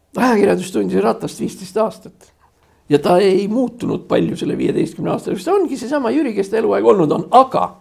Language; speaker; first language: Estonian; native; Estonian